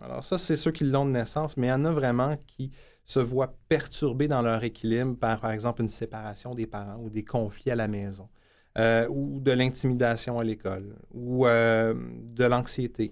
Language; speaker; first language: French; native; French